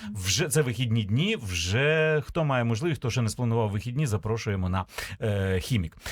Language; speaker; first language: Ukrainian; native; Ukrainian